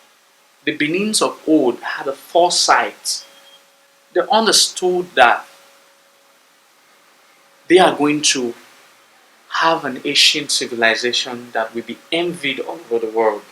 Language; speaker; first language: English; non-native, local second language; Bini